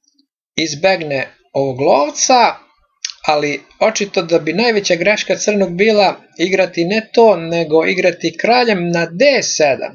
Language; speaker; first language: Serbian; native; Serbian